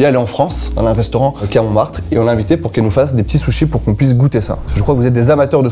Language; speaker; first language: French; native; French